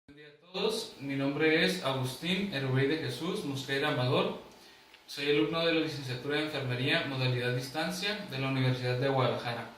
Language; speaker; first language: Spanish; native; Spanish